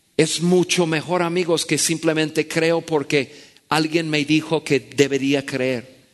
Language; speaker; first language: Spanish; non-native, fluent; English